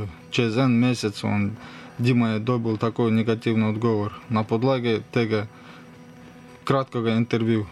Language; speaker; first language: Slovenian; non-native, learner; Russian